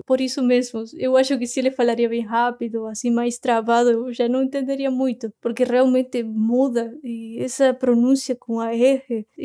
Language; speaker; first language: Portuguese; non-native, fluent; Spanish